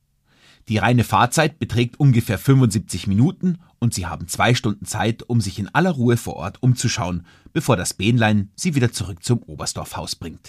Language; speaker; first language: German; native; German